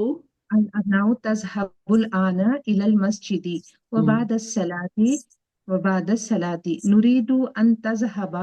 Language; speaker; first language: Arabic; non-native, learner; Urdu